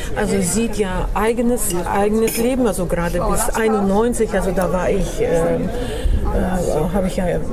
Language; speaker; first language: German; non-native, fluent; Russian